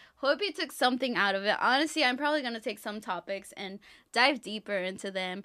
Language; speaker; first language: English; non-native, fluent; Spanish